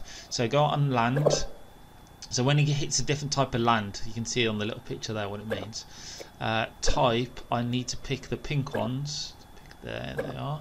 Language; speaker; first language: English; native; English